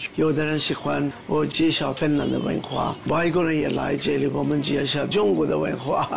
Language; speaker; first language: Chinese; non-native, learner; Finnish